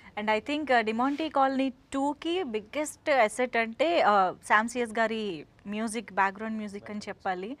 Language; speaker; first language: Telugu; native; Telugu